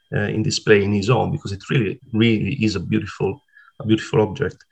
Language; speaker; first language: English; non-native, fluent; Italian